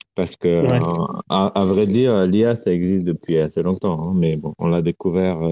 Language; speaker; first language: French; non-native, fluent; Romanian